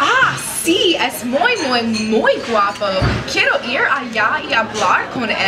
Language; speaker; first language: Spanish; non-native, learner; English